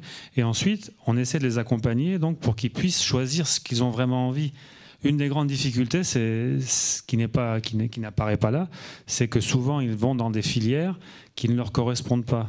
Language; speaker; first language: French; native; French